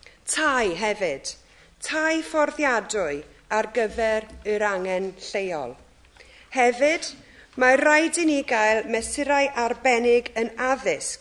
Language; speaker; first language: Welsh; non-native, local second language; English